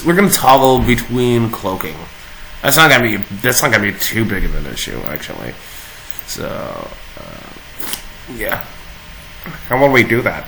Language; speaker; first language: English; native; English